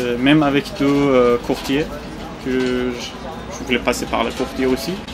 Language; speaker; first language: French; non-native, fluent; Persian